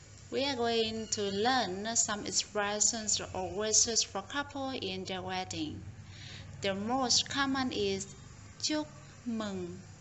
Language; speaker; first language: English; non-native, fluent; Vietnamese